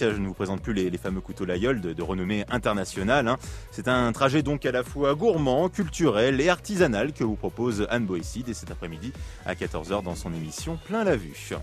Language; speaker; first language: French; native; French